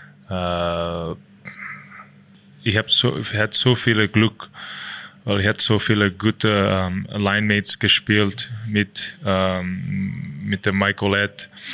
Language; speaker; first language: German; non-native, learner; English